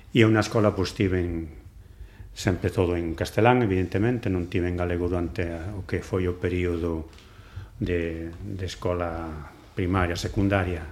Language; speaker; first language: Galician; non-native, local second language; Spanish